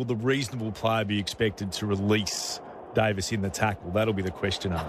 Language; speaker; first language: English; native; English